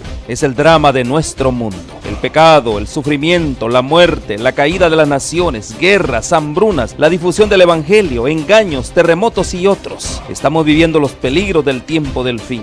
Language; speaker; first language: Spanish; native; Spanish